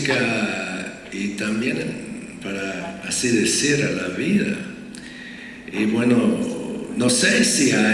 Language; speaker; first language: Spanish; non-native, fluent; English